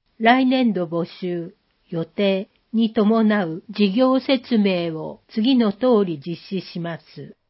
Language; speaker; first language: Japanese; native; Japanese